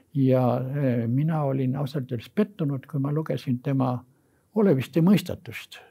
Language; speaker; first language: Estonian; native; Estonian